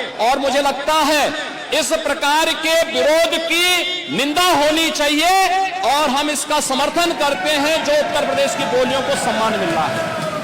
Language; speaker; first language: Hindi; native; Hindi